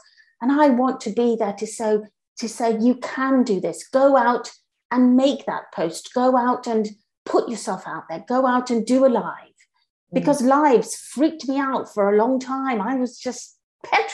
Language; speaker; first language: English; native; English